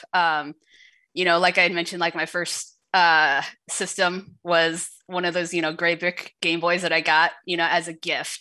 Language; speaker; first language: English; early bilingual, other home language; Wu Chinese